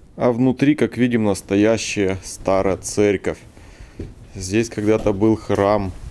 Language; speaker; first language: Russian; native; Russian